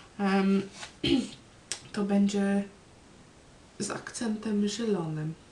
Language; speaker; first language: Polish; early bilingual, heritage; Polish